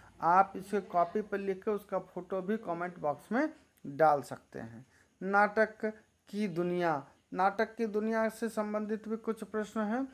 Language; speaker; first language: Hindi; native; Hindi